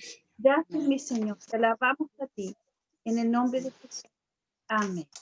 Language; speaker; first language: Spanish; native; Spanish